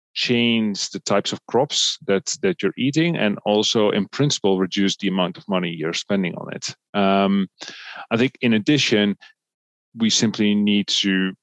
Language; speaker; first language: English; non-native, fluent; Dutch